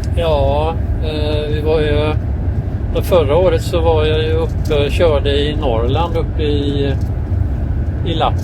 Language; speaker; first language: Swedish; native; Swedish